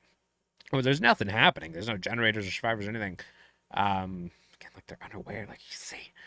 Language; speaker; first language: English; native; English